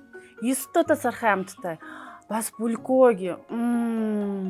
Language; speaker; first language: Mongolian; non-native, learner; Russian